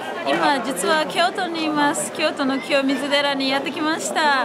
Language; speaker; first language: Japanese; non-native, fluent; Uzbek